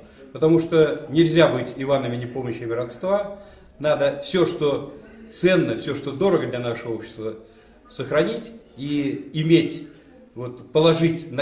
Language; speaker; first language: Russian; native; Russian